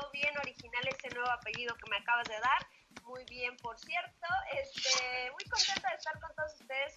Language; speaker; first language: Spanish; native; Spanish